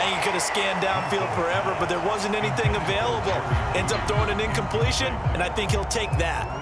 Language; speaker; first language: English; native; English